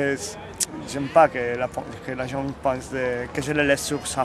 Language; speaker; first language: French; non-native, learner; Catalan